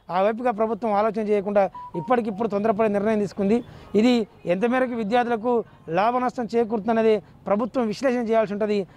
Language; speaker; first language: Telugu; native; Telugu